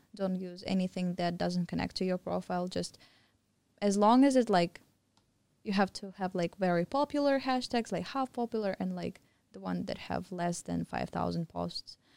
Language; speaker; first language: English; non-native, fluent; Russian